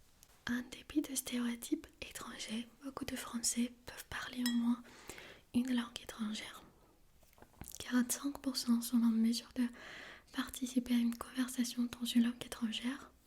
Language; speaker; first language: French; non-native, fluent; Armenian